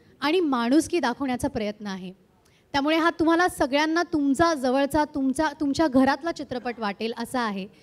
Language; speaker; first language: Marathi; native; Marathi